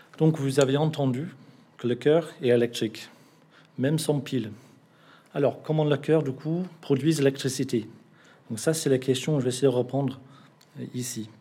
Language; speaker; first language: French; non-native, fluent; English